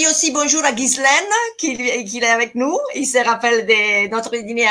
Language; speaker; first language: French; non-native, fluent; Italian